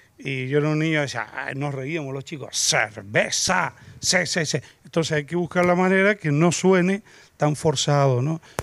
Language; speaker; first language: Spanish; native; Spanish